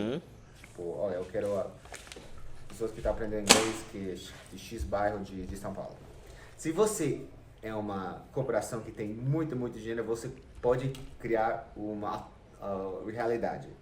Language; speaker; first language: Portuguese; non-native, fluent; English